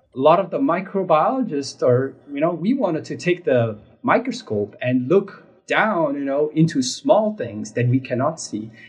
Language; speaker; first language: English; non-native, fluent; Mongolian